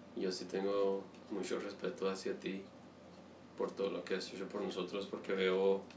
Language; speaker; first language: Spanish; early bilingual, heritage; Spanish